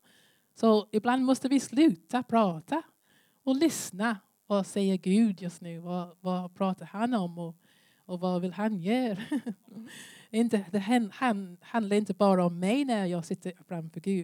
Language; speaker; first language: Swedish; non-native, learner; English